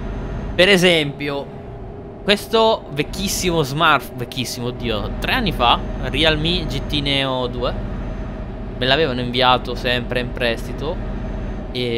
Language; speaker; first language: Italian; native; Italian